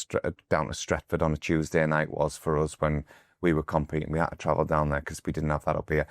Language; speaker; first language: English; native; English